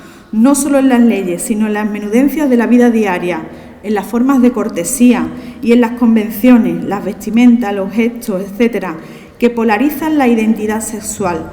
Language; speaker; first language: Spanish; native; Spanish